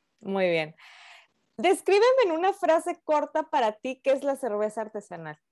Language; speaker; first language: Spanish; native; Spanish